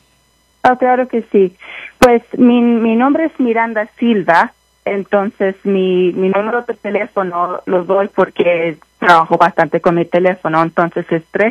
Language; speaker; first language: Spanish; early bilingual, heritage; Spanish